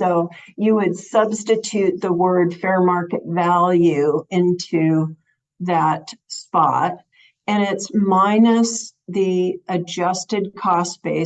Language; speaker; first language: English; native; English